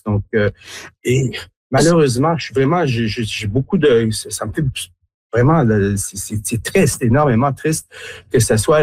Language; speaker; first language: French; native; French